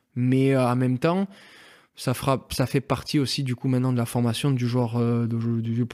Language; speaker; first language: French; native; French